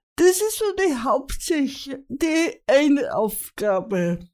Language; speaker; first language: German; native; German